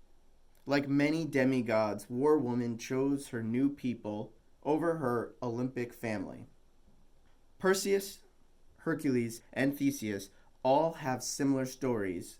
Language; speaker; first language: English; native; English